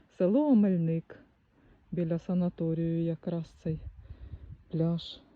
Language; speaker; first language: Ukrainian; non-native, local second language; Russian